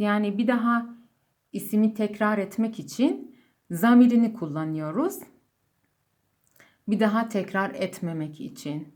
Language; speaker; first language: Turkish; non-native, fluent; Persian